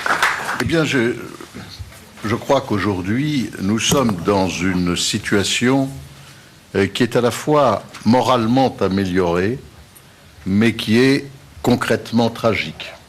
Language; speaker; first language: French; native; French